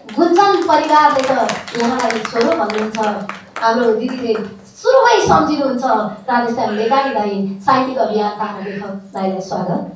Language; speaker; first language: Nepali; native; Nepali